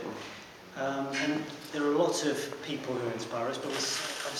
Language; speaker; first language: English; native; English